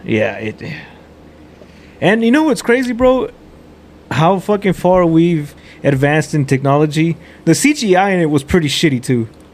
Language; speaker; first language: English; early bilingual, other home language; Spanish